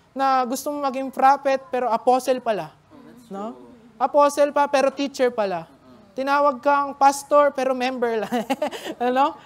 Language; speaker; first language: Filipino; native; Filipino